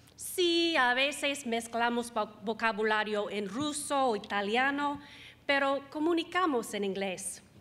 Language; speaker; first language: Spanish; non-native, fluent; English